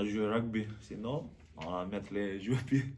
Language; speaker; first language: French; non-native, learner; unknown